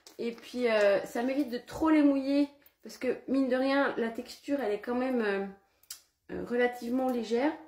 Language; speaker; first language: French; early bilingual, other home language; Portuguese